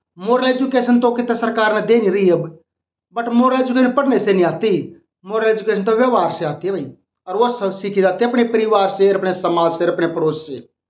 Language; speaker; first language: Hindi; native; Hindi